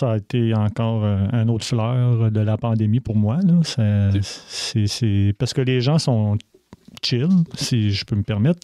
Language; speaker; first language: French; native; French